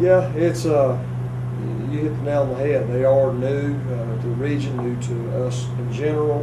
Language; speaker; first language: English; native; English